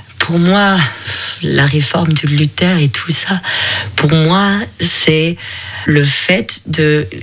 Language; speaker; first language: French; non-native, fluent; German